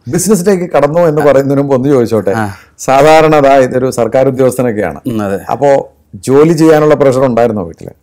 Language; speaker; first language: Malayalam; native; Malayalam